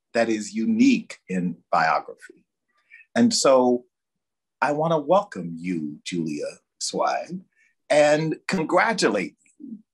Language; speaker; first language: English; native; English